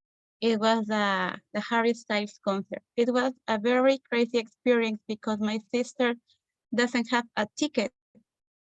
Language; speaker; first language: English; non-native, learner; Spanish